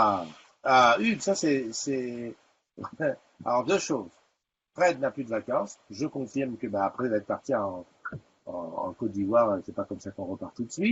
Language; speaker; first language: French; native; French